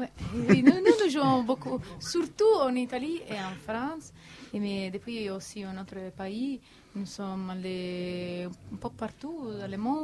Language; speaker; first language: French; non-native, learner; Italian